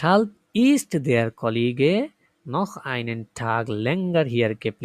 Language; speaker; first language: German; non-native, fluent; Bangla